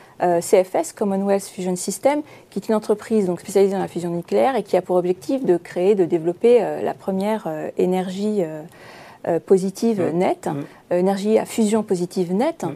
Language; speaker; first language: French; native; French